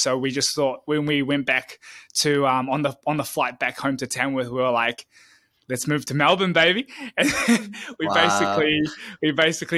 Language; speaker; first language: English; native; English